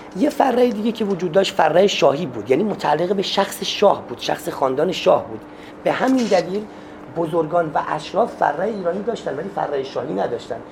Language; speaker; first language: Persian; non-native, local second language; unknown